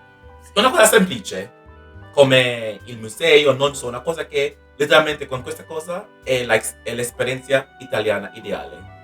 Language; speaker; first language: Italian; non-native, learner; English